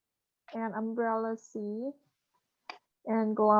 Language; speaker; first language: English; non-native, fluent; Vietnamese